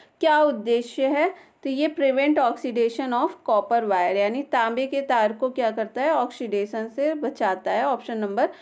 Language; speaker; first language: Hindi; native; Hindi